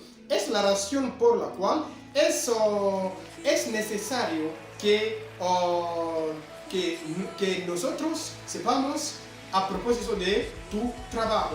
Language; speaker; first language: Spanish; non-native, fluent; French